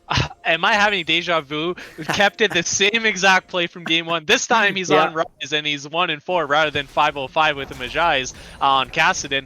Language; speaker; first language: English; native; English